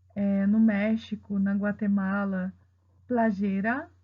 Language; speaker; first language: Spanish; non-native, fluent; Portuguese